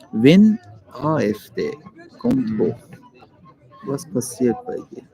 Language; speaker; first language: German; non-native, learner; Persian